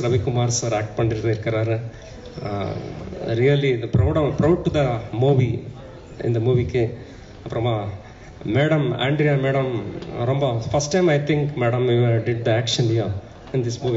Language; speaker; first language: Tamil; non-native, learner; Kannada